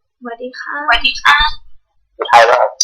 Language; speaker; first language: English; non-native, learner; Thai